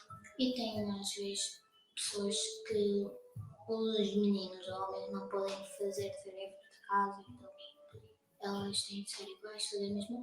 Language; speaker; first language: Portuguese; early bilingual, other home language; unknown